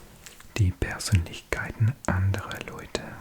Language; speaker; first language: German; non-native, learner; English